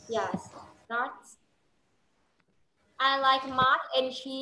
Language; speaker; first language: English; non-native, fluent; Vietnamese